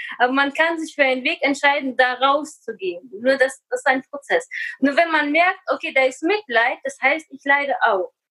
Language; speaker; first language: German; early bilingual, other home language; Russian